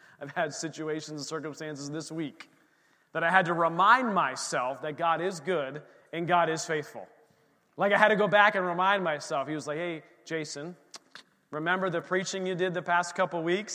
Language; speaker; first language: English; native; English